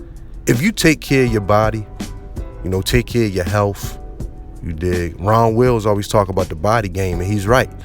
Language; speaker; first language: English; native; English